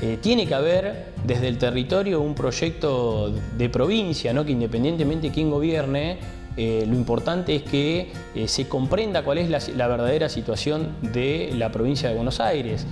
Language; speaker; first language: Spanish; native; Spanish